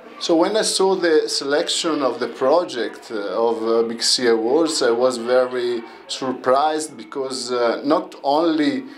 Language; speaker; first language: English; non-native, learner; Italian